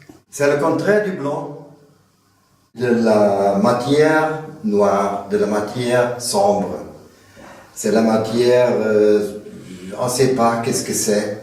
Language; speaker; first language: French; non-native, fluent; German